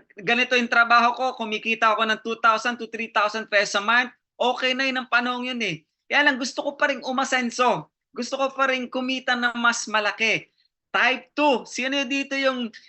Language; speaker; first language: Filipino; native; Filipino